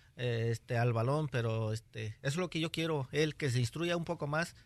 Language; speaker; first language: Spanish; native; Spanish